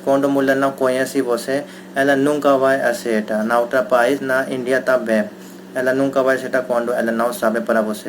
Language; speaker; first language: Portuguese; non-native, learner; Hindi